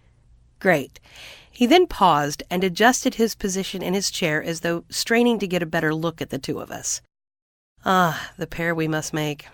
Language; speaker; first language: English; native; English